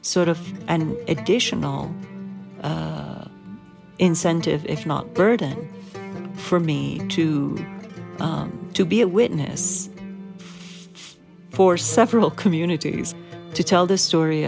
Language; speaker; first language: English; non-native, fluent; Persian